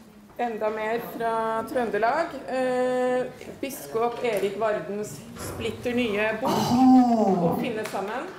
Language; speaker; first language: Norwegian; native; Norwegian